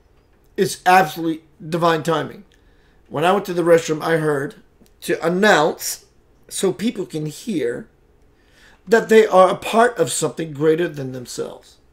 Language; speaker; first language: English; native; English